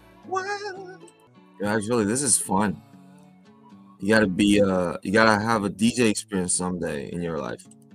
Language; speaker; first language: English; non-native, fluent; Korean